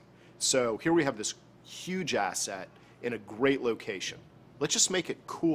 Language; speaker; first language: English; native; English